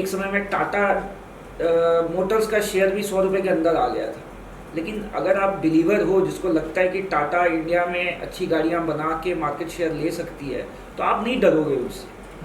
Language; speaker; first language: Hindi; native; Hindi